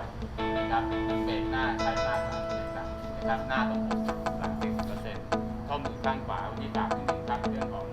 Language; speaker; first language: Thai; native; Thai